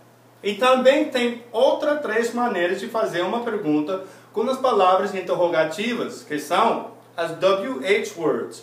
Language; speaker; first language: Portuguese; non-native, fluent; English